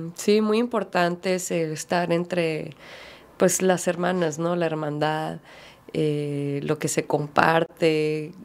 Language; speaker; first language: Spanish; early bilingual, heritage; Spanish